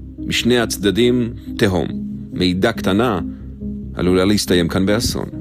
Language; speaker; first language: Hebrew; native; Hebrew